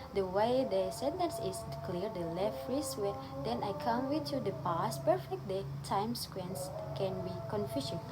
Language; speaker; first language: English; non-native, learner; Indonesian